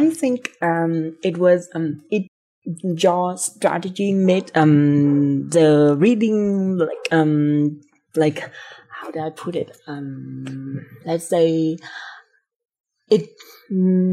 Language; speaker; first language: English; non-native, fluent; Vietnamese